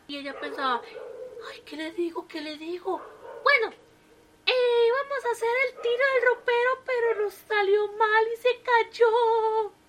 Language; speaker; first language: Spanish; native; Spanish